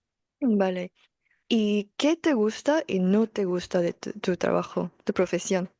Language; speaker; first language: Spanish; non-native, fluent; Korean